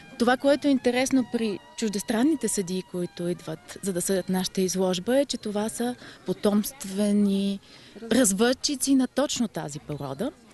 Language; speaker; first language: Bulgarian; native; Bulgarian